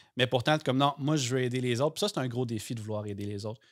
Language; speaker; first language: French; native; French